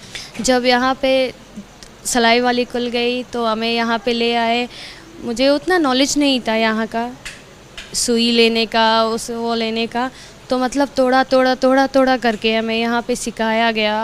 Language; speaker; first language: Hindi; non-native, fluent; Persian